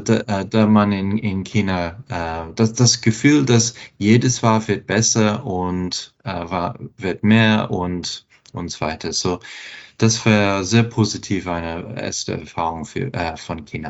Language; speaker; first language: German; non-native, fluent; English